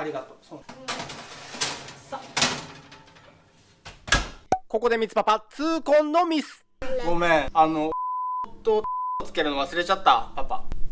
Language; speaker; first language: Japanese; native; Japanese